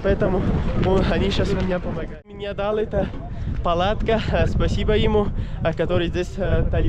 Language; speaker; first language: Russian; non-native, learner; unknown